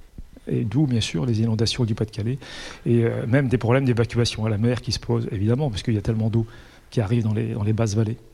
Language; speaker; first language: French; native; French